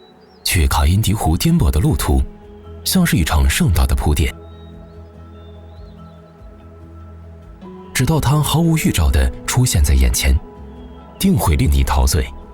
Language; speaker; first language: Chinese; native; Chinese